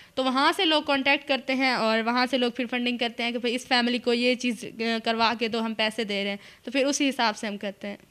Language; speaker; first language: Urdu; non-native, local second language; Punjabi